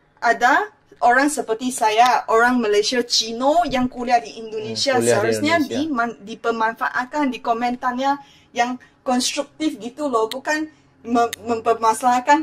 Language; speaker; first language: Indonesian; non-native, fluent; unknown